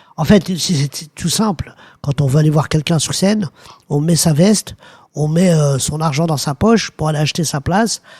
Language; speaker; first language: French; early bilingual, other home language; Arabic